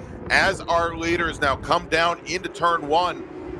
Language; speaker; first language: English; native; English